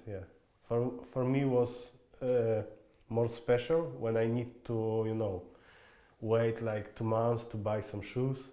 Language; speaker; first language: English; non-native, fluent; Polish